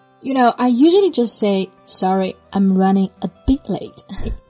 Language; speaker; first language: English; non-native, fluent; Chinese